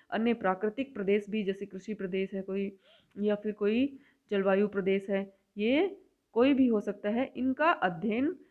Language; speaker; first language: Hindi; native; Hindi